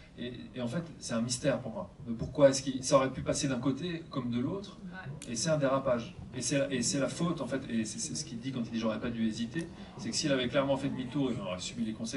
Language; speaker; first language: French; native; French